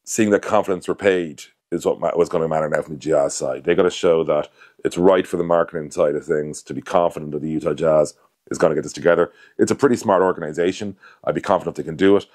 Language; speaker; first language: English; native; English